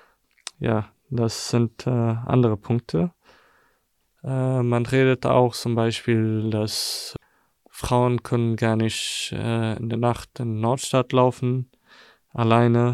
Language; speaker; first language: German; non-native, fluent; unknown